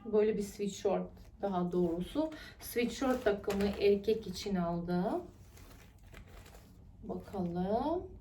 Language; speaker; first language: Turkish; non-native, fluent; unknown